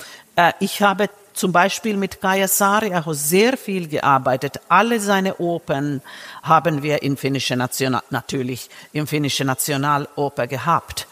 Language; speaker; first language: German; non-native, fluent; Finnish